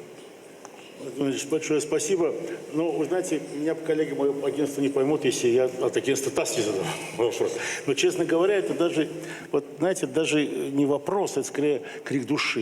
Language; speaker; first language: Russian; native; Russian